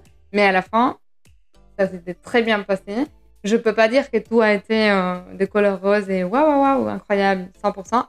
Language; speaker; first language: French; non-native, fluent; Spanish